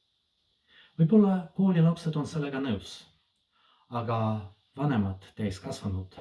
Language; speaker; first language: Estonian; non-native, fluent; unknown